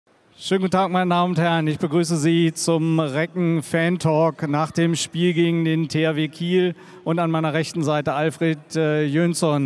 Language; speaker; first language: German; native; German